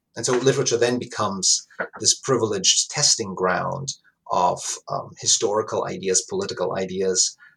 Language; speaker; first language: English; non-native, fluent; Italian